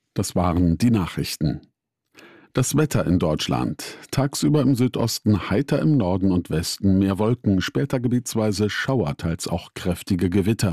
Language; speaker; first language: German; native; German